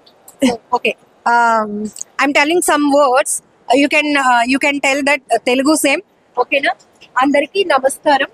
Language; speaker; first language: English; non-native, learner; Telugu